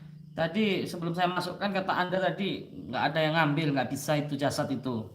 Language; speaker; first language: Indonesian; native; Indonesian